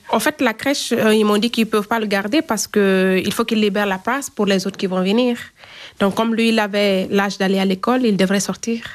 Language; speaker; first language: French; non-native, local second language; Fula